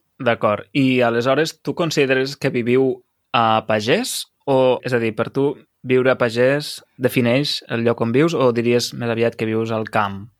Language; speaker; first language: Catalan; native; Catalan